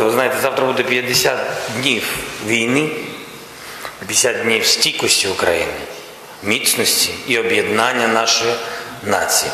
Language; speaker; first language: Ukrainian; non-native, local second language; Russian